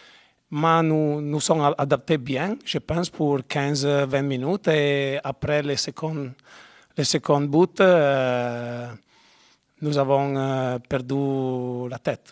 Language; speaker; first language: French; non-native, learner; Spanish